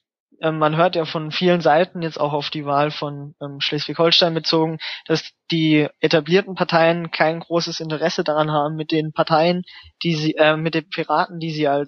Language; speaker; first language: German; native; German